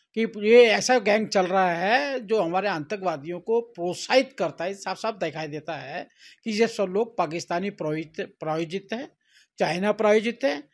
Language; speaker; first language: Hindi; native; Hindi